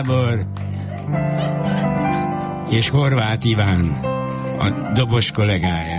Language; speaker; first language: Hungarian; native; Hungarian